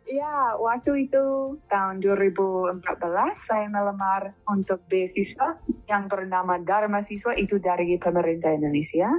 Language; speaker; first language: Indonesian; non-native, fluent; English